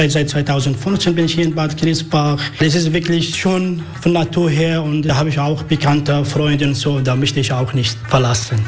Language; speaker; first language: German; non-native, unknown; Arabic